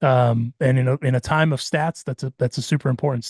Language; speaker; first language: English; native; English